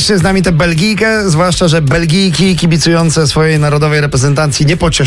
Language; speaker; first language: Polish; native; Polish